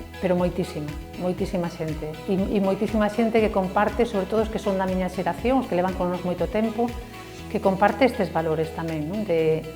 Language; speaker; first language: Galician; native; Galician